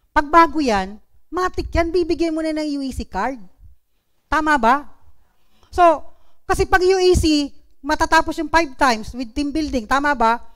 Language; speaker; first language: Filipino; non-native, local second language; Bikol